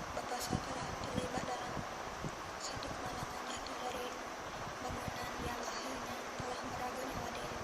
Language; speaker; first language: Malay; non-native, local second language; Iban